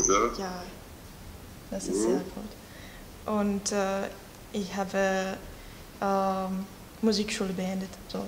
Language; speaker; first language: German; non-native, learner; Russian